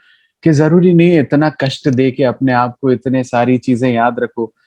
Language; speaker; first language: Hindi; native; Hindi